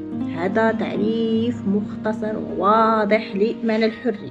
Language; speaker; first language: Arabic; native; Arabic